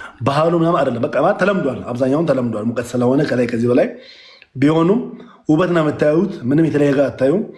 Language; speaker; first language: Amharic; non-native, local second language; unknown